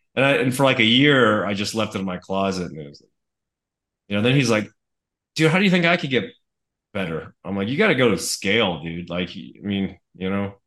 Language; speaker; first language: English; native; English